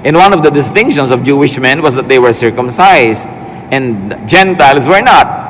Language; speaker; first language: English; non-native, local second language; Filipino